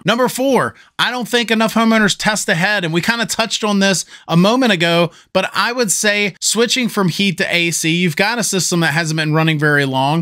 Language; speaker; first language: English; native; English